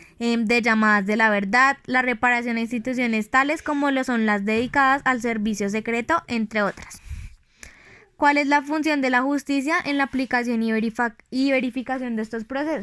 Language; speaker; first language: Spanish; native; Spanish